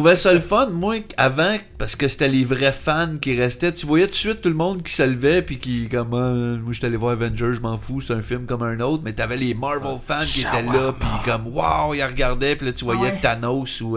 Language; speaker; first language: French; native; French